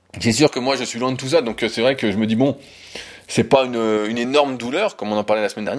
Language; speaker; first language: French; native; French